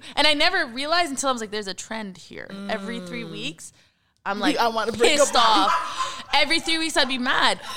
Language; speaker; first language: English; early bilingual, heritage; Arabic